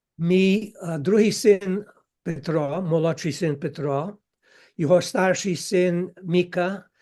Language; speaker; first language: Ukrainian; early bilingual, heritage; Ukrainian